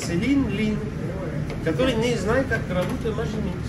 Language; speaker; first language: Russian; non-native, learner; French